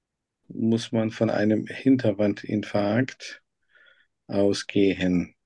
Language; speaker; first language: German; non-native, fluent; Turkish